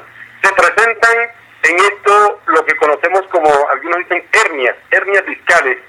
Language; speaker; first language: Spanish; native; Spanish